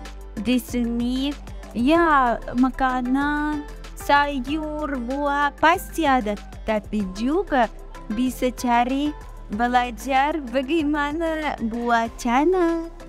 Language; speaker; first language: Indonesian; non-native, fluent; Russian